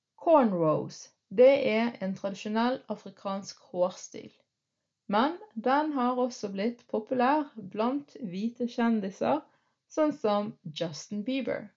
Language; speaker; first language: Norwegian; early bilingual, other home language; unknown